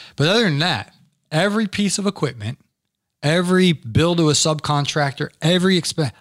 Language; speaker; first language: English; native; English